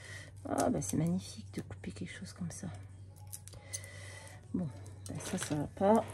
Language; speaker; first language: French; native; French